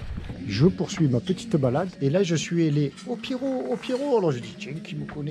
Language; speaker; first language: French; native; French